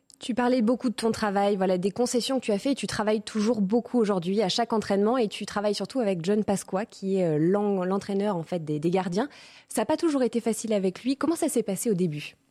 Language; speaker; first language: French; native; French